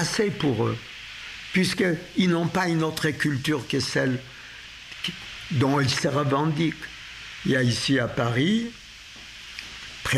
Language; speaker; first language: French; non-native, fluent; Polish